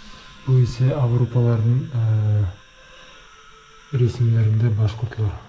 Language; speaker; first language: Turkish; non-native, learner; Bashkir